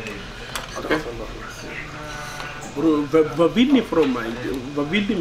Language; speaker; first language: Swedish; non-native, learner; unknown